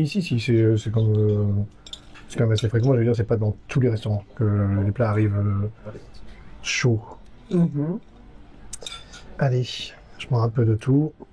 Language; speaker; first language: French; native; French